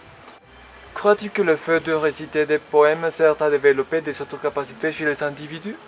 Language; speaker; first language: French; non-native, learner; Spanish